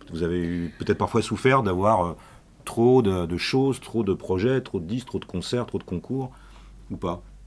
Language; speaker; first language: French; native; French